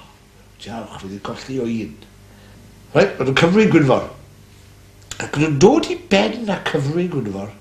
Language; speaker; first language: Welsh; native; Welsh